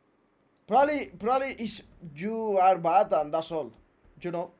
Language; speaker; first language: English; non-native, learner; Spanish